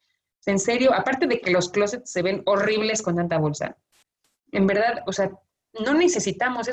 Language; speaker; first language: Spanish; native; Spanish